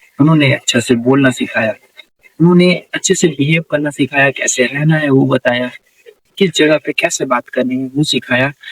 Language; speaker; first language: Hindi; native; Hindi